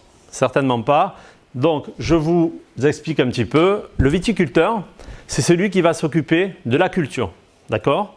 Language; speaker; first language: French; native; French